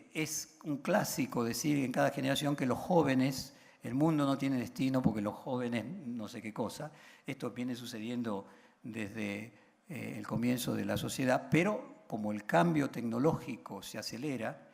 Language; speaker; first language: Spanish; native; Spanish